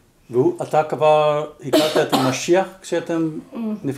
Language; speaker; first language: Hebrew; non-native, fluent; English